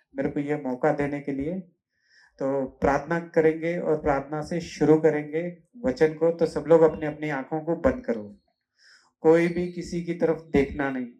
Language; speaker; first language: Hindi; non-native, local second language; Telugu